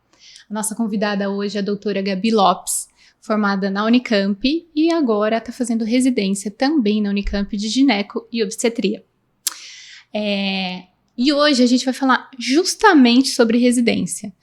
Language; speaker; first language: Portuguese; native; Portuguese